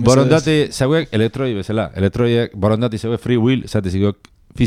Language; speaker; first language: Basque; native; Basque